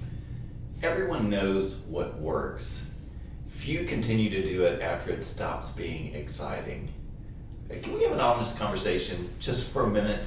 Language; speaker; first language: English; native; English